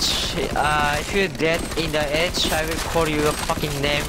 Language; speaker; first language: English; non-native, learner; Japanese